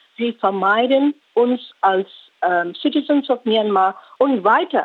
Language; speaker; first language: German; non-native, learner; Rohingya